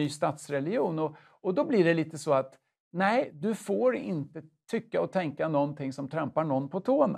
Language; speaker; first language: Swedish; native; Swedish